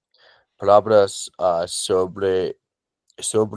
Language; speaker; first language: Spanish; non-native, learner; English